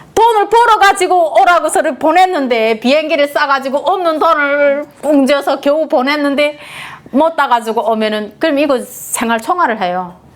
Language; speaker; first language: Korean; native; Korean